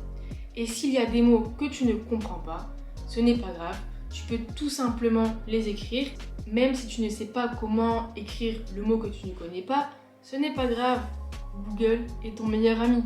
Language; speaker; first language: French; native; French